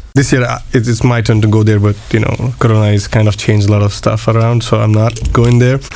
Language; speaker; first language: English; non-native, local second language; Marathi